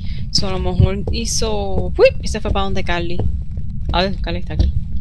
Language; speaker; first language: Spanish; native; Spanish